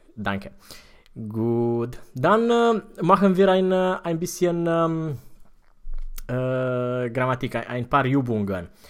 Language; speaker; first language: German; non-native, fluent; Romanian